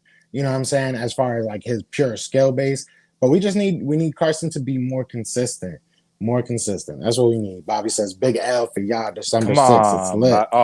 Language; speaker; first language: English; native; English